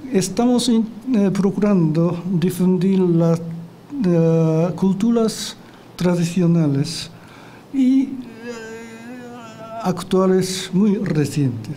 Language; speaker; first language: Spanish; non-native, fluent; Japanese